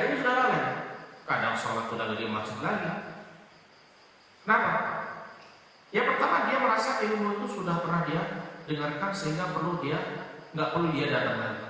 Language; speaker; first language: Indonesian; native; Indonesian